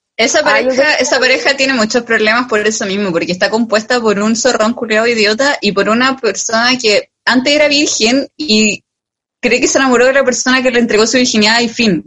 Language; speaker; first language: Spanish; native; Spanish